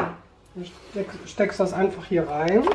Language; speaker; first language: German; native; German